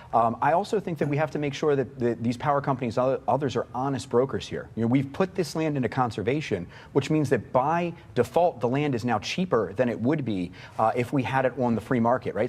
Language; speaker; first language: English; native; English